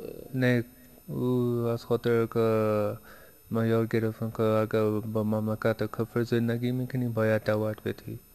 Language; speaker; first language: Persian; early bilingual, heritage; Persian